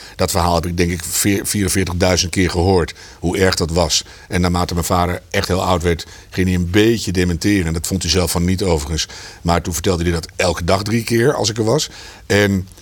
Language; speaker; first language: Dutch; native; Dutch